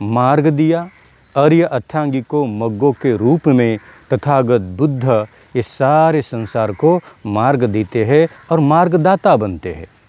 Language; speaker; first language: Hindi; non-native, local second language; Marathi